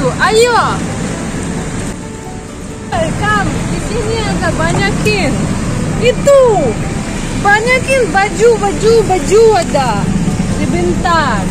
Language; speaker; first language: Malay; non-native, learner; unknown